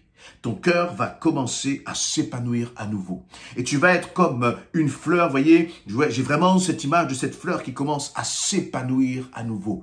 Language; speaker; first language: French; native; French